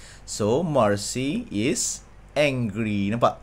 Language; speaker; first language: English; non-native, local second language; Malay